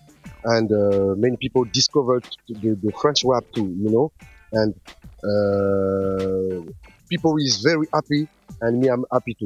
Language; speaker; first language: English; non-native, learner; French